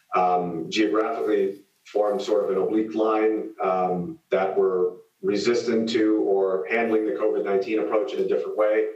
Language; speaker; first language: English; native; English